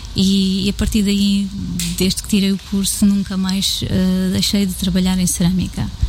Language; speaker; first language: Portuguese; native; Portuguese